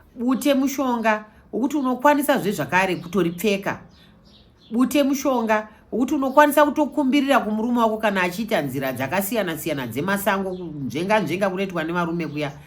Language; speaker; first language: Shona; native; Shona